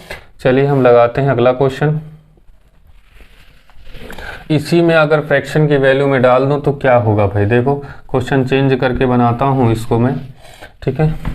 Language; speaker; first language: Hindi; native; Hindi